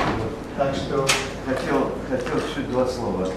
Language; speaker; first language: Russian; native; Russian